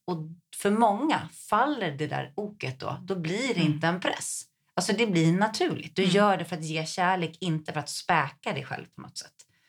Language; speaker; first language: Swedish; native; Swedish